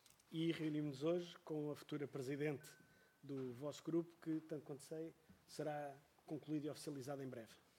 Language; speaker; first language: Portuguese; native; Portuguese